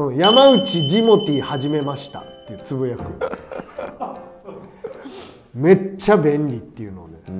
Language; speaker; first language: Japanese; native; Japanese